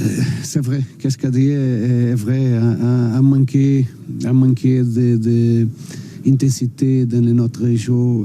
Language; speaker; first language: French; non-native, learner; Portuguese